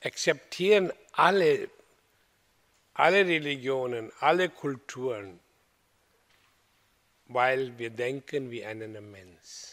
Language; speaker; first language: German; non-native, learner; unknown